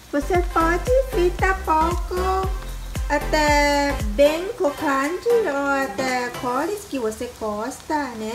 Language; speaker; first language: Portuguese; non-native, learner; Thai